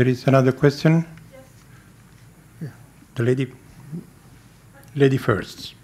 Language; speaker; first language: English; non-native, fluent; Italian